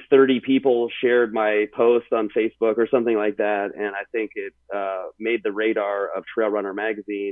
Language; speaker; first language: English; native; English